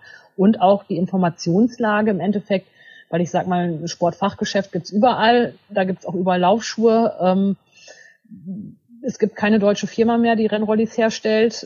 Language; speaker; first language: German; native; German